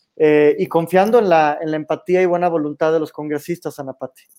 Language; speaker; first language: Spanish; native; Spanish